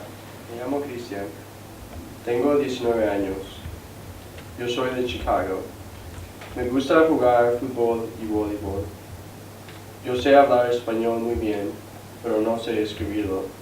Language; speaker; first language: Spanish; early bilingual, heritage; Spanish